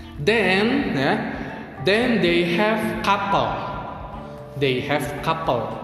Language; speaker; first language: English; non-native, fluent; Indonesian